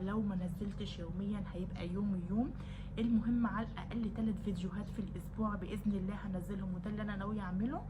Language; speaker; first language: Arabic; native; Arabic